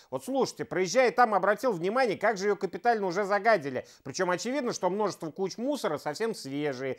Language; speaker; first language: Russian; native; Russian